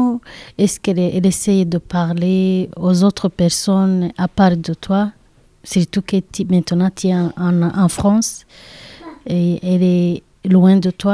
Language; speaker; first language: French; non-native, learner; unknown